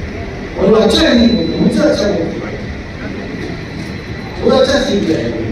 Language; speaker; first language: Hindi; non-native, local second language; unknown